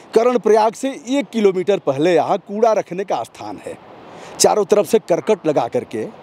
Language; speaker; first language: Hindi; native; Hindi